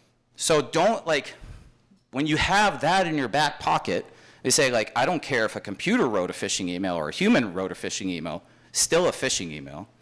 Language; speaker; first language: English; native; English